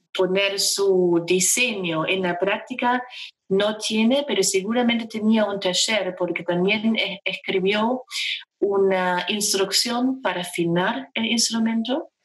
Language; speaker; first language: Spanish; non-native, fluent; German